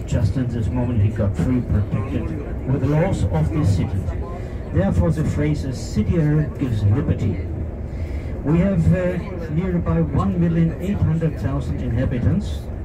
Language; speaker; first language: English; non-native, fluent; German